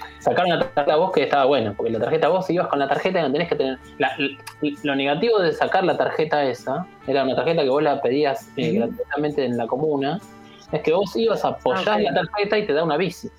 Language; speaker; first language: Spanish; native; Spanish